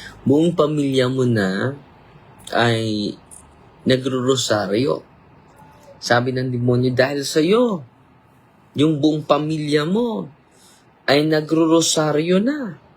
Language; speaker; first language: Filipino; non-native, local second language; Cebuano